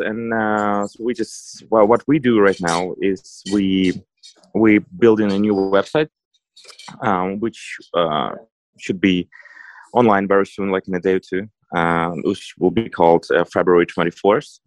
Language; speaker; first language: English; non-native, fluent; Ukrainian